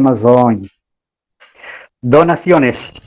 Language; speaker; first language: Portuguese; non-native, learner; Spanish